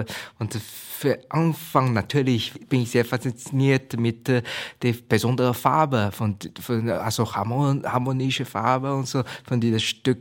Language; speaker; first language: German; non-native, fluent; Chinese